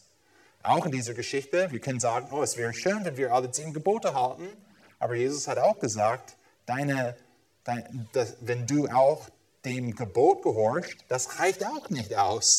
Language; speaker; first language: German; non-native, fluent; English